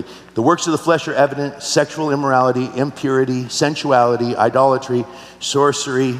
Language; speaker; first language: English; native; English